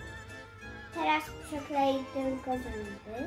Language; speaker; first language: Polish; early bilingual, heritage; Polish